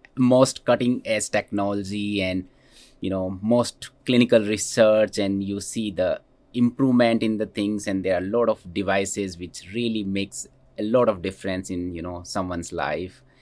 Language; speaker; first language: English; non-native, local second language; Hindi